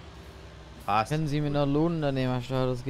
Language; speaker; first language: German; native; German